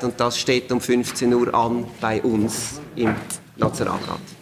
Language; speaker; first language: German; native; German